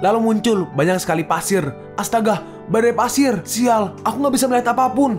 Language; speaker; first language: Indonesian; native; Indonesian